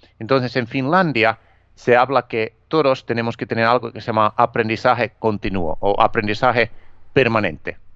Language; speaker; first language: Spanish; non-native, fluent; Finnish